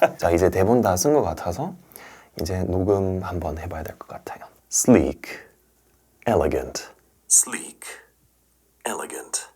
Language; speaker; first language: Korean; non-native, fluent; English